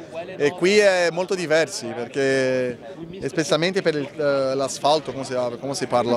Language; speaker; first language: Italian; non-native, learner; Portuguese